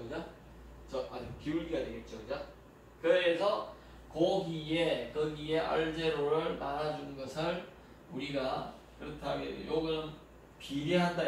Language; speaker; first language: Korean; native; Korean